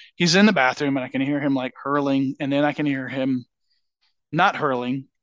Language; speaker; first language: English; native; English